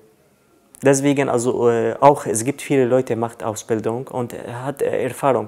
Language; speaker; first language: German; non-native, learner; Arabic